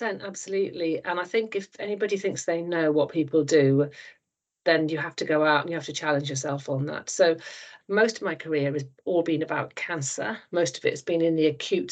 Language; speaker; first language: English; native; English